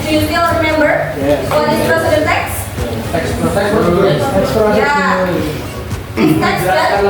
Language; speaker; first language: English; non-native, learner; Indonesian